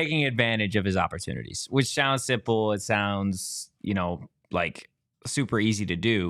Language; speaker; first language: English; native; English